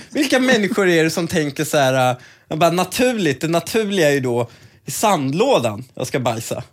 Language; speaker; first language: Swedish; early bilingual, other home language; Persian